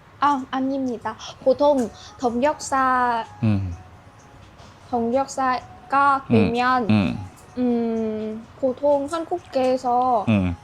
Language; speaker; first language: Korean; non-native, learner; Vietnamese